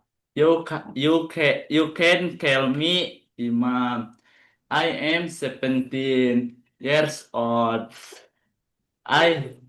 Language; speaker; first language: English; non-native, learner; Indonesian